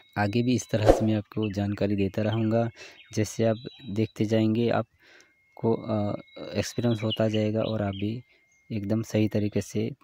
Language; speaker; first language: Hindi; non-native, local second language; Gujarati